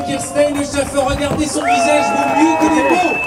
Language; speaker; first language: French; native; French